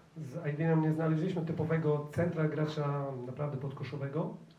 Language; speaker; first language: Polish; native; Polish